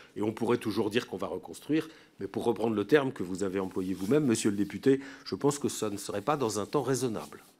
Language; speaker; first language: French; native; French